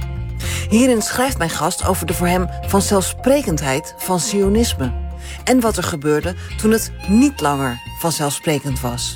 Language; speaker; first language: Dutch; native; Dutch